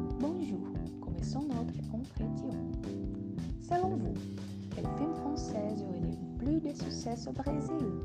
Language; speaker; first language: French; non-native, learner; Portuguese